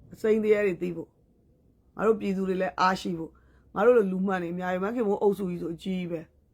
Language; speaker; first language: Burmese; native; Burmese